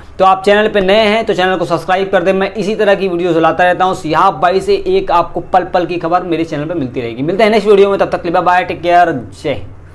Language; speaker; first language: Hindi; native; Hindi